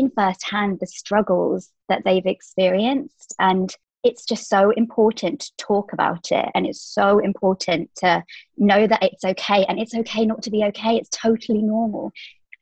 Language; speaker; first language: English; native; English